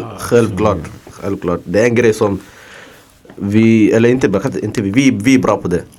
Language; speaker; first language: Swedish; early bilingual, other home language; Somali